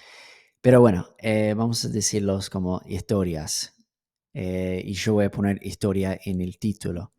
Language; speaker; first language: Spanish; non-native, fluent; English